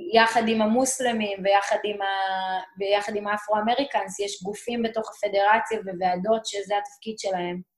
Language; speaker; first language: Hebrew; native; Hebrew